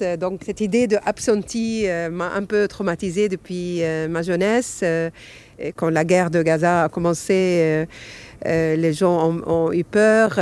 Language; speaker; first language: French; non-native, fluent; Arabic